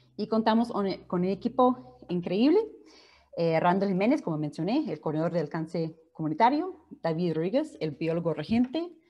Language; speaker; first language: Spanish; non-native, fluent; English